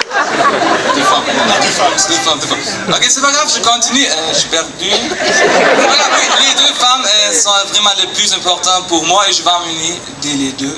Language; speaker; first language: French; non-native, learner; German